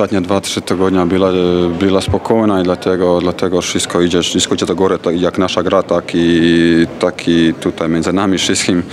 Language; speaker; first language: Polish; non-native, fluent; Croatian